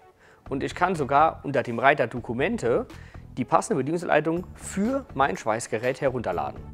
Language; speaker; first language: German; native; German